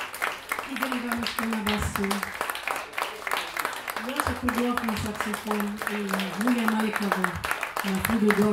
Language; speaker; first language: Russian; non-native, learner; German